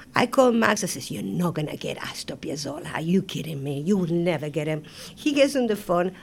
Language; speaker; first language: English; non-native, fluent; Spanish